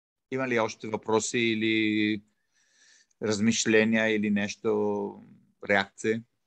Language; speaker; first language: Bulgarian; non-native, fluent; Italian